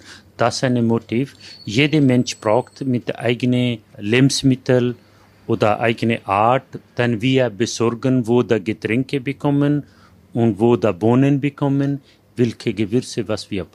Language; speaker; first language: German; non-native, learner; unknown